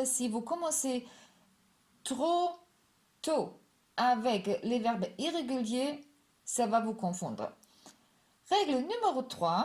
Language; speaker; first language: French; non-native, fluent; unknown